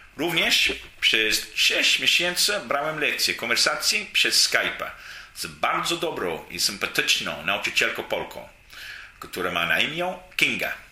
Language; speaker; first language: Polish; non-native, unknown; English